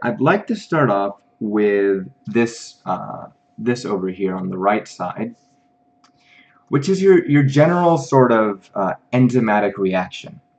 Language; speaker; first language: English; native; English